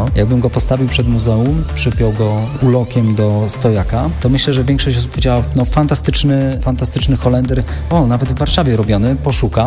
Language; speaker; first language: Polish; native; Polish